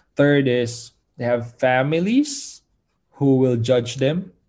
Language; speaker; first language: English; non-native, local second language; Filipino